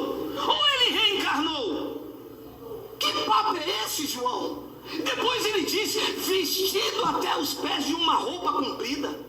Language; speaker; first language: Portuguese; native; Portuguese